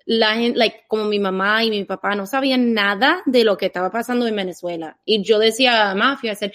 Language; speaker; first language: Spanish; non-native, fluent; English